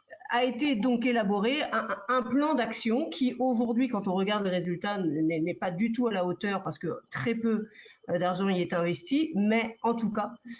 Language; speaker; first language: French; native; French